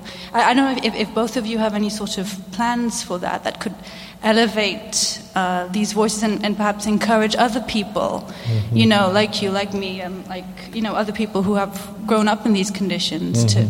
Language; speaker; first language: English; non-native, fluent; Morisyen